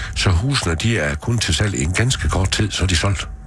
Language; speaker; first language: Danish; native; Danish